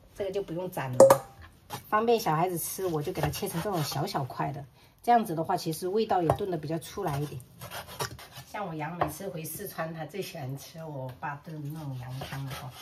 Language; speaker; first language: Chinese; native; Chinese